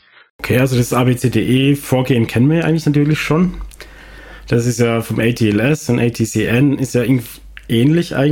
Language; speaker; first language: German; native; German